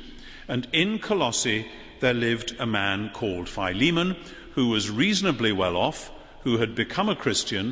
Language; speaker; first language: English; native; English